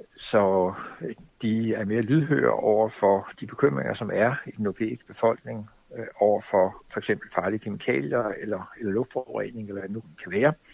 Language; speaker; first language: Danish; native; Danish